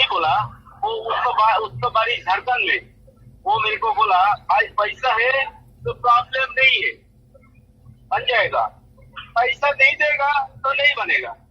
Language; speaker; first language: Hindi; non-native, learner; Bangla